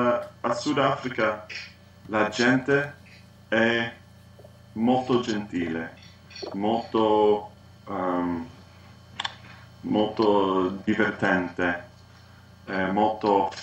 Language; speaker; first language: Italian; non-native, learner; English